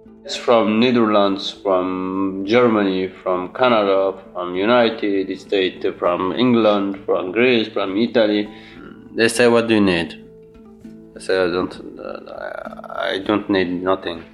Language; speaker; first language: English; non-native, learner; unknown